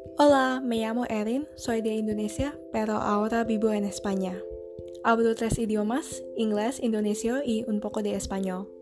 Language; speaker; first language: Spanish; non-native, learner; Indonesian